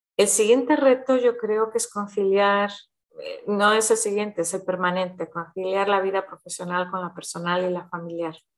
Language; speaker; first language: Spanish; early bilingual, heritage; Spanish